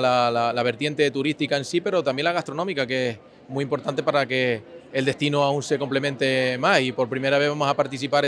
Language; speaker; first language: Spanish; native; Spanish